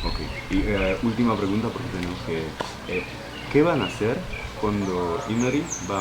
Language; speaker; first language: Spanish; non-native, fluent; French